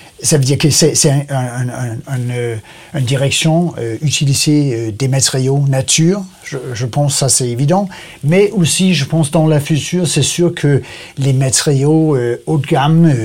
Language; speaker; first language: French; non-native, learner; Danish